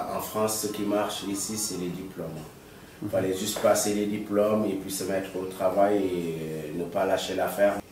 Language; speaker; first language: French; non-native, local second language; Wolof